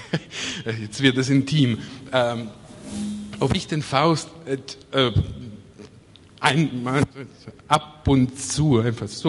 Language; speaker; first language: German; non-native, fluent; Italian